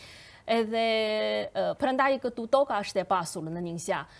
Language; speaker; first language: Albanian; non-native, fluent; Chinese